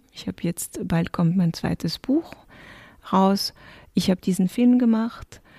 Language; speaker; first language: German; non-native, fluent; French